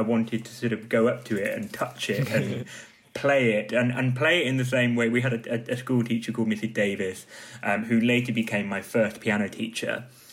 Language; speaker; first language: English; native; English